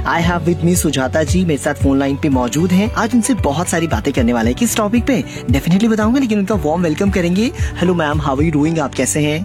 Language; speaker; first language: Hindi; native; Hindi